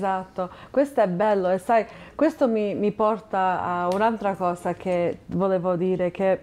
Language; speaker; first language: Italian; non-native, fluent; English